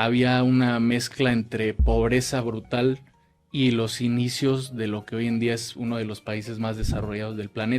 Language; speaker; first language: Spanish; native; Spanish